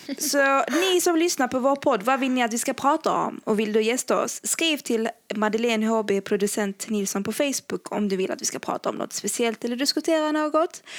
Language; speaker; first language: Swedish; early bilingual, other home language; Arabic